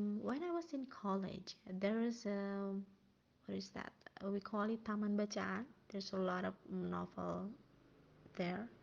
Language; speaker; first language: English; non-native, learner; Indonesian